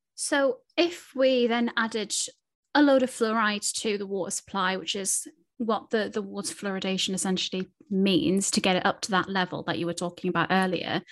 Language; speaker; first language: English; native; English